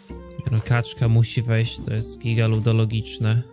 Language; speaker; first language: Polish; native; Polish